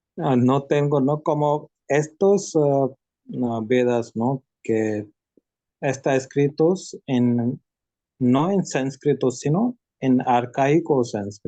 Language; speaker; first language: Spanish; non-native, learner; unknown